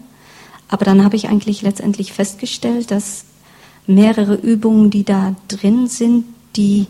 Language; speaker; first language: German; non-native, fluent; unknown